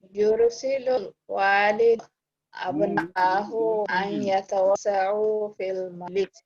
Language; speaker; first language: Arabic; non-native, learner; Divehi